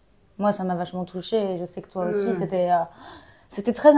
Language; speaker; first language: French; native; French